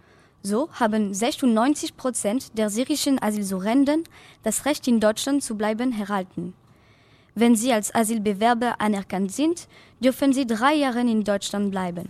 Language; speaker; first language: German; non-native, learner; French